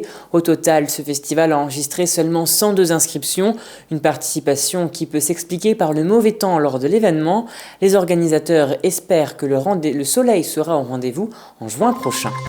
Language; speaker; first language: French; native; French